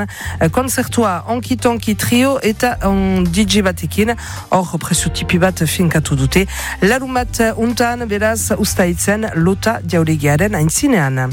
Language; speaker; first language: Basque; native; Basque